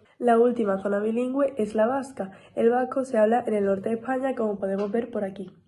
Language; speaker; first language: Spanish; native; Spanish